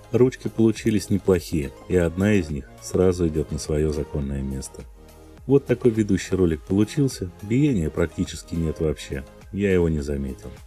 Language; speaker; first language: Russian; native; Russian